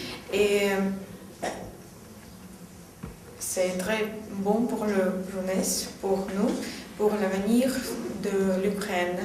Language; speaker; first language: French; non-native, fluent; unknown